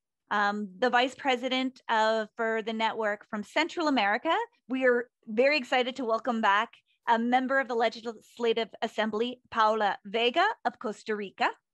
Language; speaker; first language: English; native; English